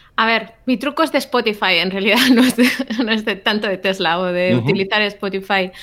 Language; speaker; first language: Spanish; native; Spanish